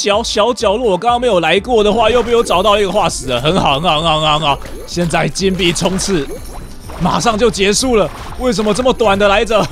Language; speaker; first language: Chinese; native; Chinese